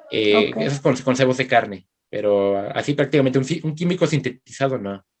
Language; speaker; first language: Spanish; native; Spanish